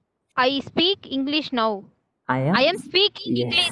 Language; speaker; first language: English; non-native, learner; Tamil